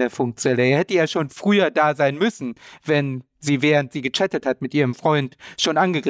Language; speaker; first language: German; native; German